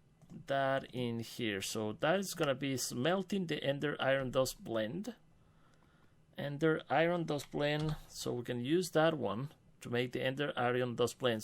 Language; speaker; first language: English; non-native, fluent; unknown